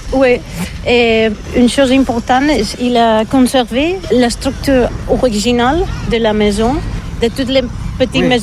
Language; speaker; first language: French; non-native, learner; Catalan